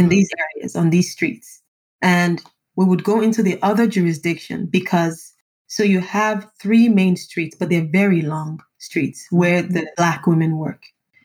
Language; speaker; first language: English; non-native, local second language; Yoruba